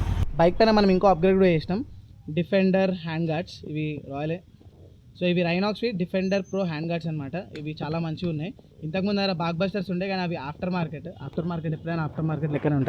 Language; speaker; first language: Telugu; native; Telugu